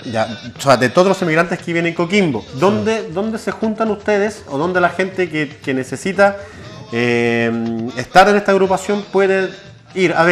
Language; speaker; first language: Spanish; native; Spanish